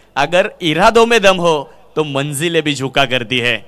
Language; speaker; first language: Hindi; non-native, local second language; Marathi